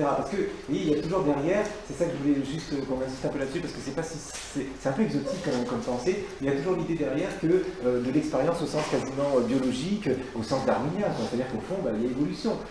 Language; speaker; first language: French; native; French